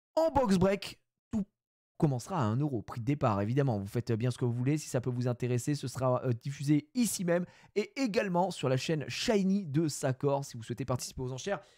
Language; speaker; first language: French; native; French